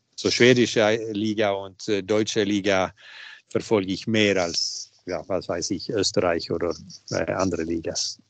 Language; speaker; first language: German; non-native, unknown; Swedish